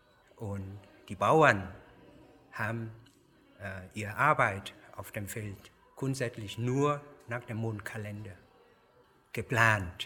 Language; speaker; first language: German; non-native, fluent; Vietnamese